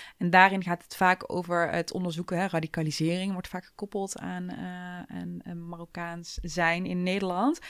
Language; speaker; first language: Dutch; early bilingual, other home language; Turkish